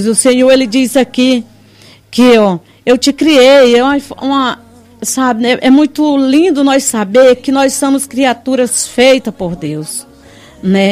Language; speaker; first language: Portuguese; native; Portuguese